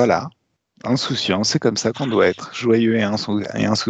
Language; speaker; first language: French; native; French